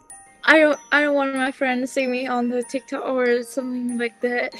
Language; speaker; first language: English; non-native, learner; Vietnamese